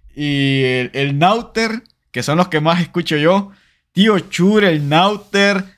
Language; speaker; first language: Spanish; native; Spanish